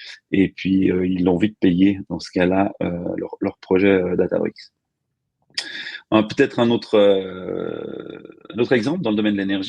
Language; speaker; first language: French; native; French